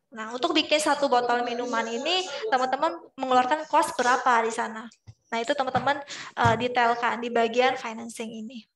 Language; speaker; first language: Indonesian; native; Indonesian